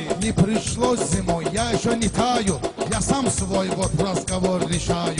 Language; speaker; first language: Russian; non-native, learner; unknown